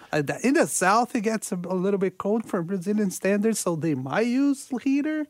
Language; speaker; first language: English; non-native, fluent; Portuguese